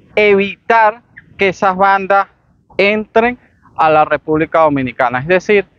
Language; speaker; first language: Spanish; native; Spanish